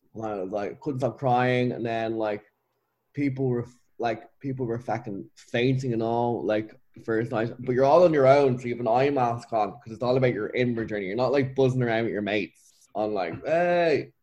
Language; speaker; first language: English; native; English